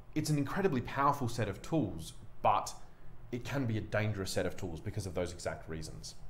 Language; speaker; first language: English; native; English